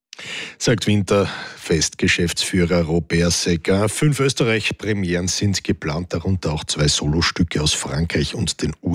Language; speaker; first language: German; native; German